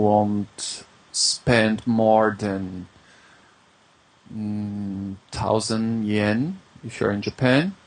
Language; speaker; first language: English; non-native, fluent; Portuguese